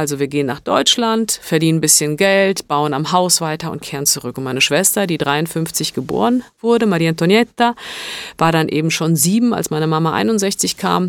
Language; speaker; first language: German; early bilingual, other home language; Italian